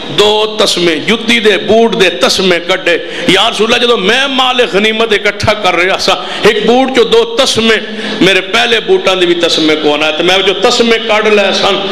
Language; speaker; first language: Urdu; non-native, local second language; Punjabi